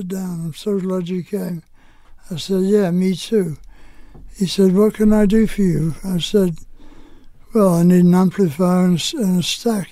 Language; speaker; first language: English; native; English